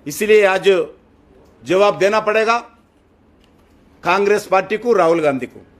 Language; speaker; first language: Hindi; non-native, local second language; Telugu